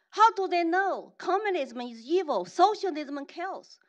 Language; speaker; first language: English; non-native, fluent; Chinese